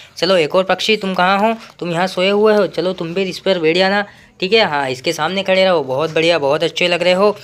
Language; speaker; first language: Hindi; native; Hindi